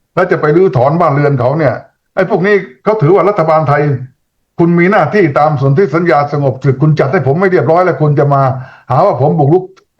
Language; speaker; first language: Thai; native; Thai